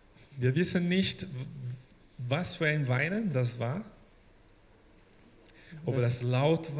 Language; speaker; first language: German; non-native, fluent; Portuguese